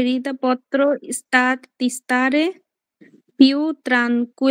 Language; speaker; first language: Italian; non-native, learner; Bangla